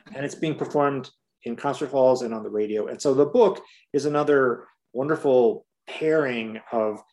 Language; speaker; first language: English; native; English